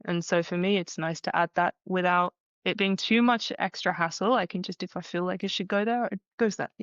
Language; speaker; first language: English; native; English